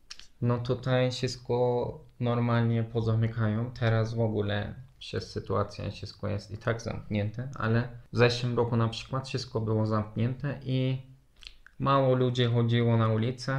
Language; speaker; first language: Polish; non-native, learner; Turkish